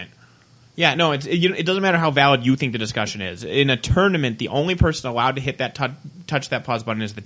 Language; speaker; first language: English; native; English